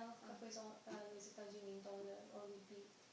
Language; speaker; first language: French; non-native, learner; English